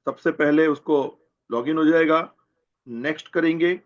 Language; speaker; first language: Hindi; non-native, local second language; Gujarati